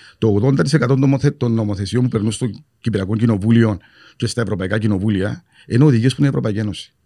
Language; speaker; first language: Greek; native; Greek